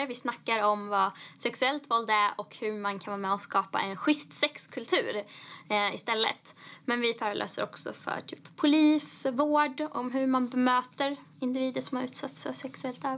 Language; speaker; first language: Swedish; native; Swedish